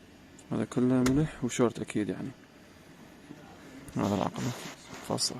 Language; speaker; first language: Arabic; native; Arabic